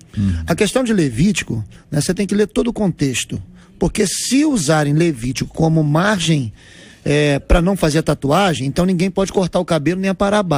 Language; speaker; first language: Portuguese; native; Portuguese